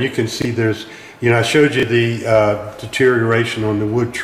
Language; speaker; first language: English; native; English